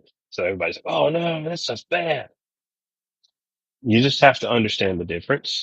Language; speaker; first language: English; native; English